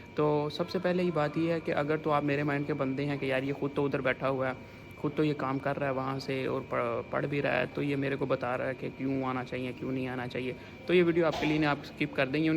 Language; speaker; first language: Urdu; non-native, local second language; Punjabi